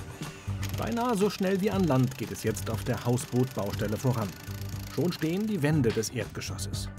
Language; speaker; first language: German; native; German